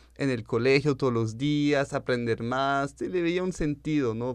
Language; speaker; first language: Spanish; early bilingual, heritage; French